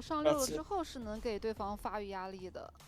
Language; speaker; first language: Chinese; native; Chinese